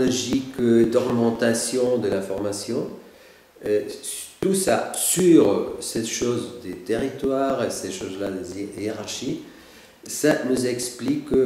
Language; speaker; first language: French; non-native, fluent; Spanish